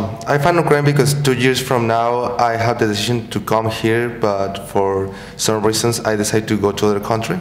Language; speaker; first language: English; non-native, fluent; Spanish